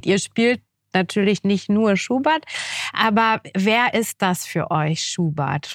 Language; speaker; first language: German; native; German